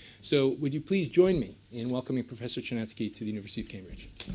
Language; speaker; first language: English; native; English